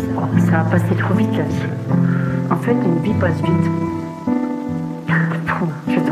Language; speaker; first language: French; native; French